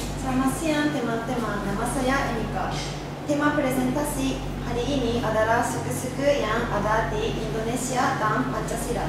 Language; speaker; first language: Indonesian; non-native, learner; Japanese